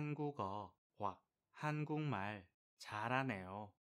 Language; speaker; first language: Korean; non-native, fluent; Vietnamese